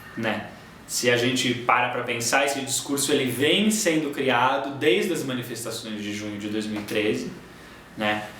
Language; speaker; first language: Portuguese; native; Portuguese